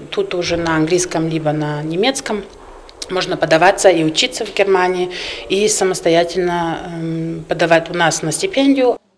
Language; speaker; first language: Russian; non-native, fluent; German